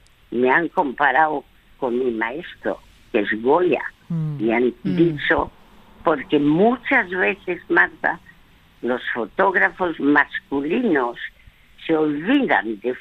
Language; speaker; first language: Spanish; early bilingual, other home language; French